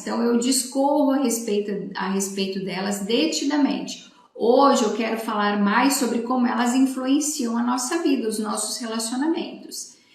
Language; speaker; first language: Portuguese; native; Portuguese